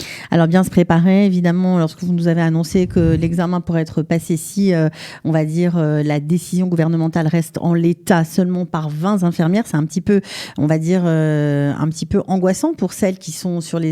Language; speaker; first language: French; native; French